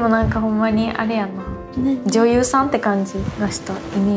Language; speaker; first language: Japanese; native; Japanese